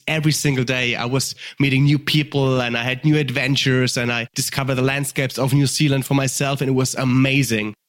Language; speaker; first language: English; non-native, fluent; German